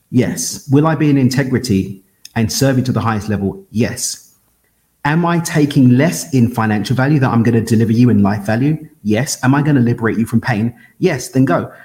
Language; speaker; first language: English; native; English